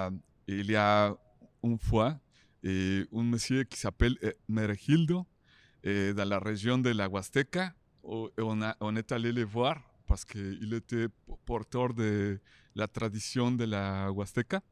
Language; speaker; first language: French; non-native, learner; Spanish